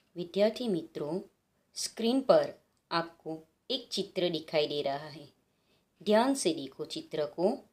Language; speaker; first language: Hindi; non-native, local second language; Gujarati